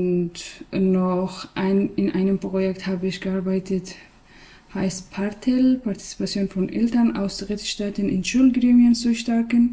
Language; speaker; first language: German; non-native, learner; Persian